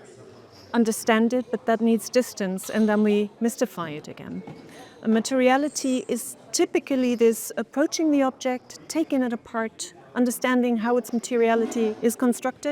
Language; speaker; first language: English; non-native, fluent; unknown